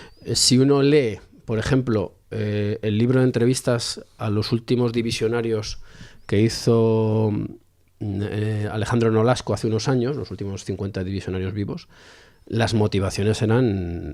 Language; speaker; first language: Spanish; native; Spanish